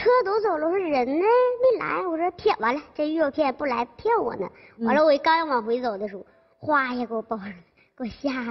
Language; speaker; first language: Chinese; native; Chinese